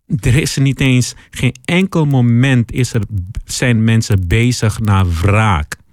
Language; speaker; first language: Dutch; early bilingual, other home language; Papiamento